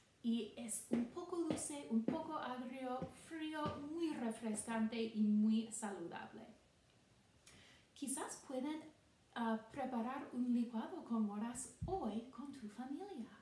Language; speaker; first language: Spanish; non-native, fluent; English